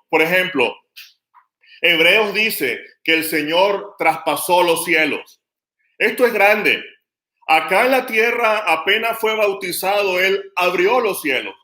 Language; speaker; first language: Spanish; native; Spanish